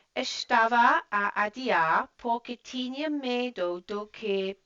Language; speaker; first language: Portuguese; non-native, learner; English